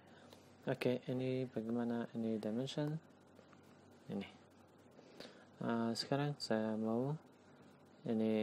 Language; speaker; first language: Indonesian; non-native, learner; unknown